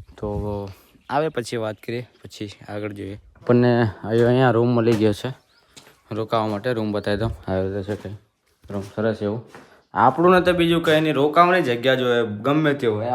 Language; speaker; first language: Gujarati; non-native, local second language; Rathawi